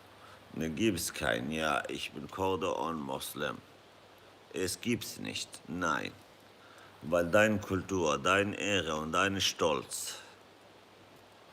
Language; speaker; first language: German; non-native, fluent; Kurdish